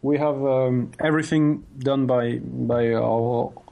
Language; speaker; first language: English; non-native, fluent; French